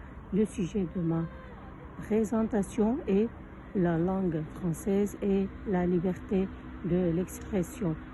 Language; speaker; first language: French; non-native, fluent; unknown